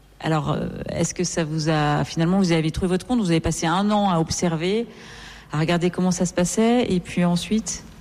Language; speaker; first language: French; native; French